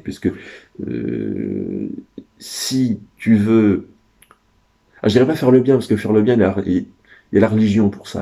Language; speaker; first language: French; native; French